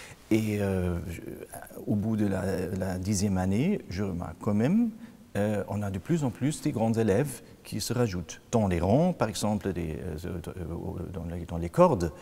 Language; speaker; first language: French; non-native, fluent; German